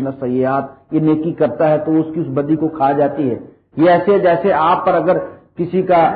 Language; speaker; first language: Urdu; native; Urdu